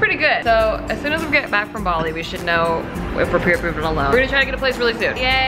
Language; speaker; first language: English; native; English